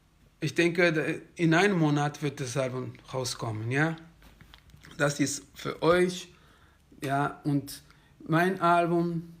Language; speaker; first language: German; non-native, fluent; Kabuverdianu